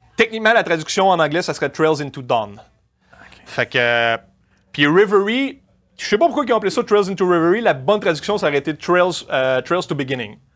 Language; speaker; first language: French; native; French